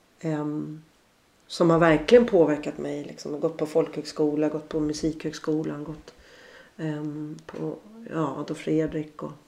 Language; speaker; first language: Swedish; native; Swedish